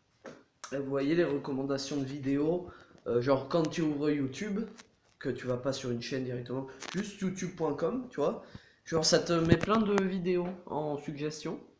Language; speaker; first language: French; native; French